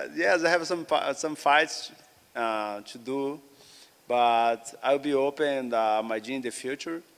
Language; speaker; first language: English; non-native, learner; Portuguese